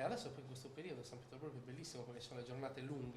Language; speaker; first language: Italian; native; Italian